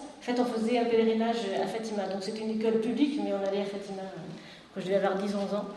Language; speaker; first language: French; non-native, fluent; Portuguese